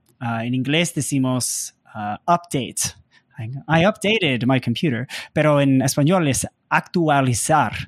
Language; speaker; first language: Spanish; non-native, learner; English